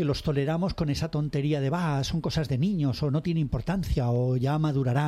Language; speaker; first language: Spanish; native; Spanish